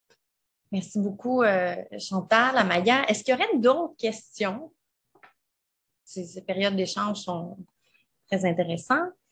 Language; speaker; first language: French; native; French